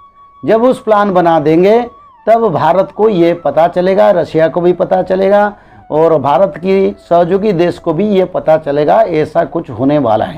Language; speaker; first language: Hindi; non-native, local second language; Odia